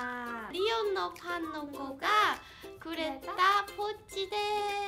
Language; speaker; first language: Japanese; non-native, learner; Korean